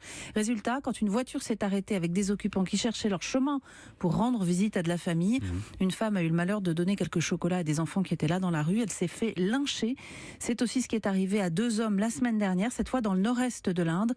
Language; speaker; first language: French; native; French